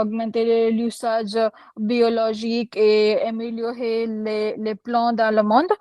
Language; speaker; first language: French; non-native, learner; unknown